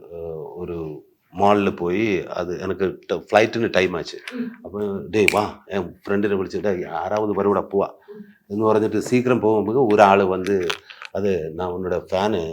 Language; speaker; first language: Tamil; non-native, learner; Malayalam